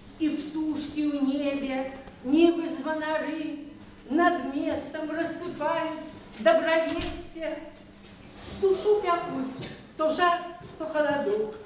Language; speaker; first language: Belarusian; native; Belarusian